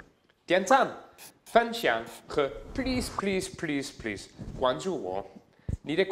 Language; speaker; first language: Chinese; non-native, learner; German